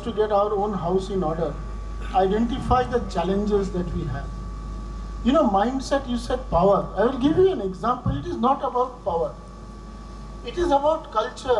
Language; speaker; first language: English; non-native, local second language; Bangla